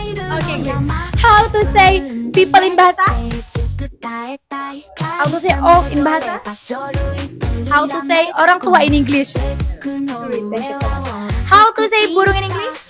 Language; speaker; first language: English; non-native, fluent; Indonesian